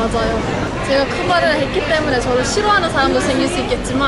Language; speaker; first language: Korean; non-native, fluent; Turkish